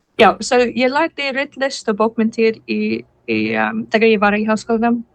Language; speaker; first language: Icelandic; non-native, fluent; English